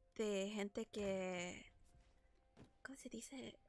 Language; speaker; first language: Spanish; early bilingual, heritage; Spanish